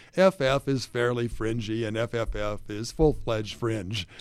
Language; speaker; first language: English; native; English